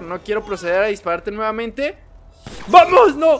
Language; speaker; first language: Spanish; native; Spanish